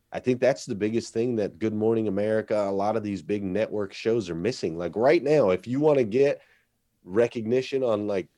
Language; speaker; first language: English; native; English